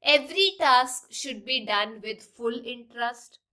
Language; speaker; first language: English; non-native, local second language; Punjabi